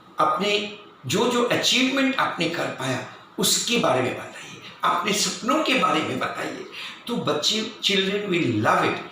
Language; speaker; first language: Hindi; non-native, local second language; Bangla